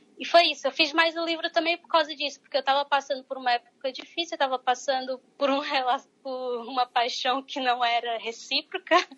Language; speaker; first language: Portuguese; native; Portuguese